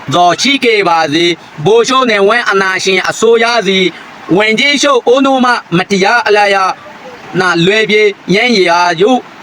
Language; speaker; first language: Burmese; non-native, local second language; Rohingya